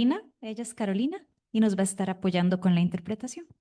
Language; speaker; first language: Spanish; native; Spanish